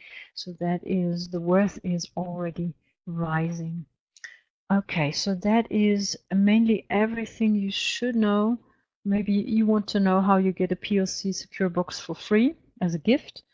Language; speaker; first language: English; non-native, fluent; German